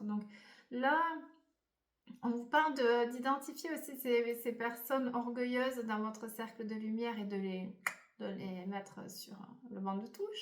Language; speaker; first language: French; native; French